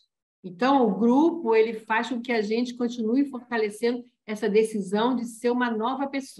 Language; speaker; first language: Portuguese; native; Portuguese